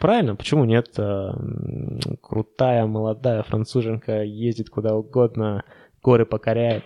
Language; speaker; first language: Russian; native; Russian